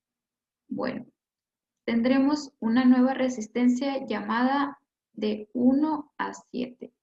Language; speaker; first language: Spanish; native; Spanish